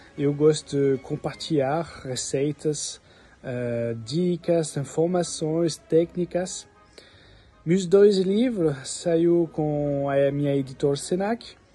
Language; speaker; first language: Portuguese; non-native, fluent; French